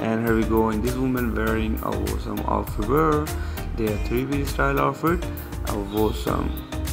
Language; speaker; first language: English; non-native, learner; Urdu